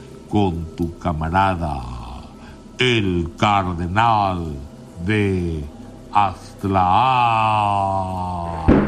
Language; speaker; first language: Spanish; early bilingual, heritage; Spanish